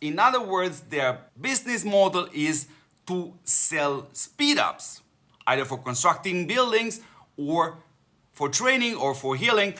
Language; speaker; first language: English; non-native, fluent; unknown